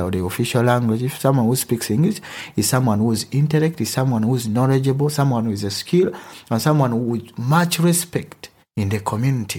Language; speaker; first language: English; non-native, local second language; Ganda